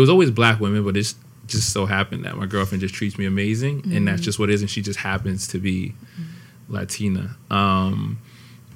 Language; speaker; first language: English; native; English